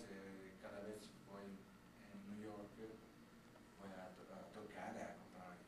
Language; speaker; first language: Spanish; non-native, learner; Italian